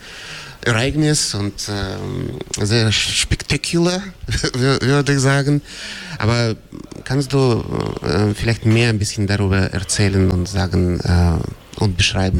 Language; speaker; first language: German; non-native, fluent; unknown